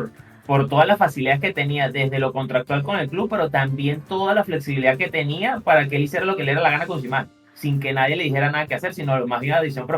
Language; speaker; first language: Spanish; native; Spanish